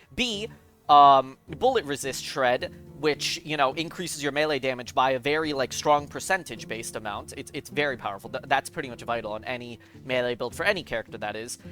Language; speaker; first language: English; native; English